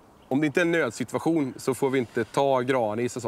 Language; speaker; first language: Swedish; native; Swedish